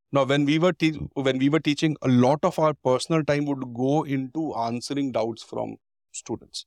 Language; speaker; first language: English; non-native, local second language; Hindi